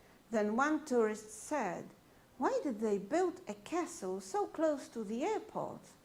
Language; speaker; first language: English; non-native, fluent; Polish